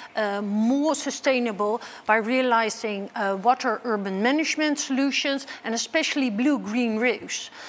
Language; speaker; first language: English; non-native, fluent; Dutch